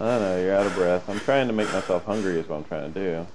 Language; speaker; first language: English; native; English